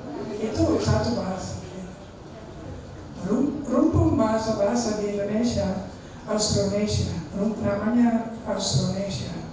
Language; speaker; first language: Indonesian; non-native, fluent; Dutch